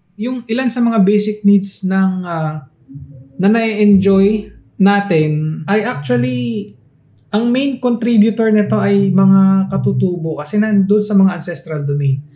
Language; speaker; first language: Filipino; non-native, local second language; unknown